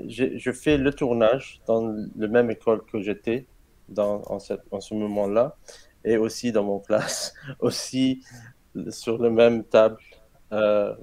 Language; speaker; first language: French; non-native, learner; Arabic